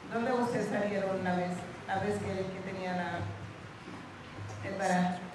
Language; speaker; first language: Spanish; non-native, fluent; Haitian Creole